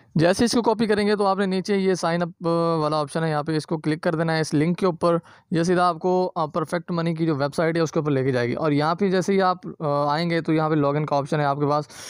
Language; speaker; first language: Urdu; non-native, local second language; Punjabi